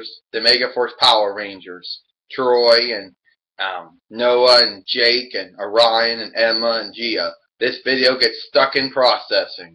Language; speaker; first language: English; native; English